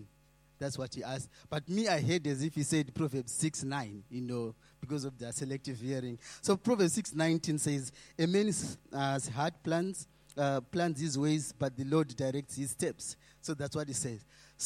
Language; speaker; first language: English; non-native, local second language; Shona